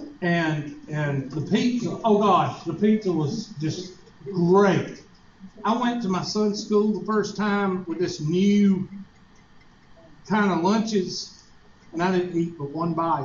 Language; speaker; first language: English; native; English